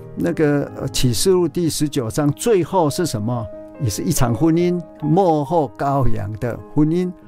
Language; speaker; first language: Chinese; non-native, local second language; Min Nan Chinese